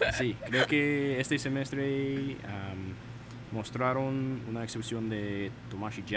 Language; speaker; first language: Spanish; non-native, learner; English